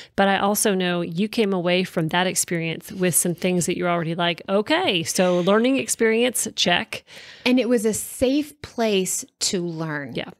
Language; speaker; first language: English; native; English